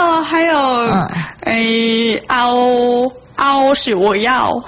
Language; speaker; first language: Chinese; non-native, fluent; Japanese